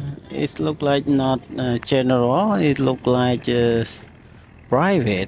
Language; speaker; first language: English; non-native, learner; Khmer